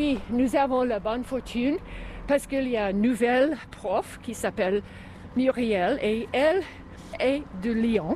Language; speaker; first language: French; non-native, local second language; English